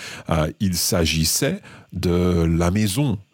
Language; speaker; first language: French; non-native, fluent; English